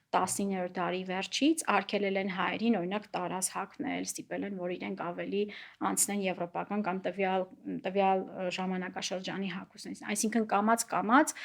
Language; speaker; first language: Armenian; native; Armenian